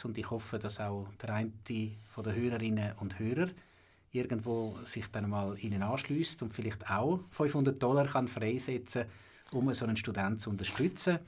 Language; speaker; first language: German; native; German